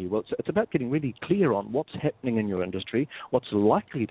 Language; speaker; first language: English; native; English